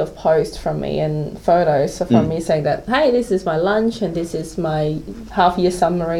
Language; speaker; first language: English; non-native, local second language; Cantonese